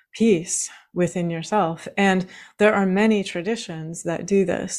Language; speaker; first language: English; native; English